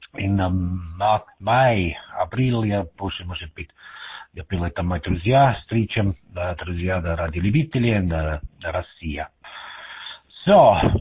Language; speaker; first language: Russian; non-native, learner; German